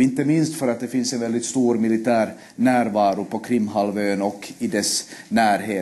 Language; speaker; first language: Swedish; native; Swedish